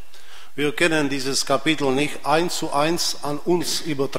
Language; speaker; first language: German; non-native, fluent; Czech